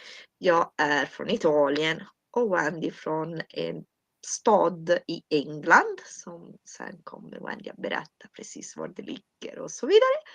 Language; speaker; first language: Swedish; non-native, fluent; Italian